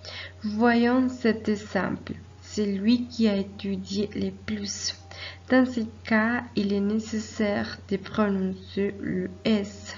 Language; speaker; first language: French; non-native, fluent; Spanish